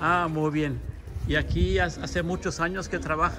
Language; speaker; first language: Spanish; non-native, fluent; German